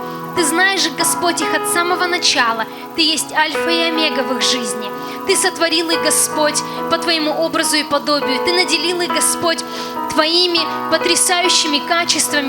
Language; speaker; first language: Russian; native; Russian